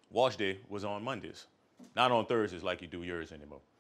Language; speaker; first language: English; native; English